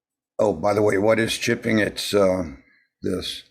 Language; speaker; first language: English; native; English